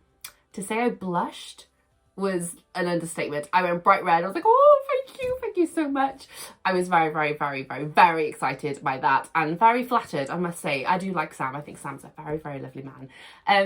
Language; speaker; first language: English; native; English